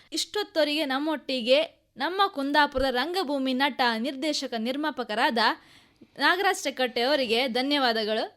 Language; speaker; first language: Kannada; native; Kannada